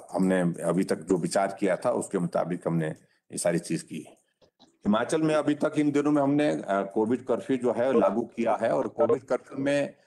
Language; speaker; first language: Hindi; native; Hindi